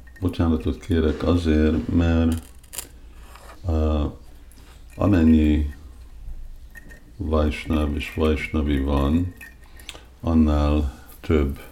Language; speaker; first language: Hungarian; early bilingual, heritage; Hungarian